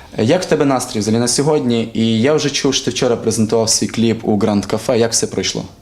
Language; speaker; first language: Ukrainian; native; Ukrainian